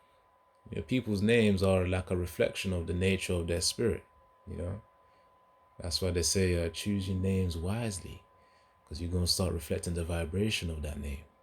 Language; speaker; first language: English; native; English